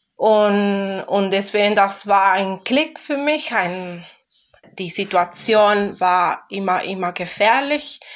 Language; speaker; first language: German; non-native, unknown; Spanish